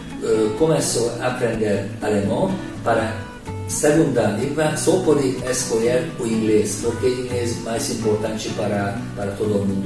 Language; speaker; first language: Portuguese; non-native, learner; Hungarian